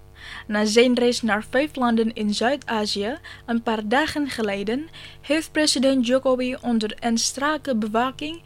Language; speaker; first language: Dutch; non-native, fluent; Indonesian